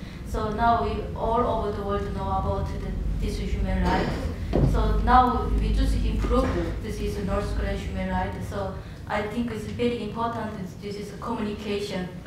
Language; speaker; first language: English; non-native, learner; Korean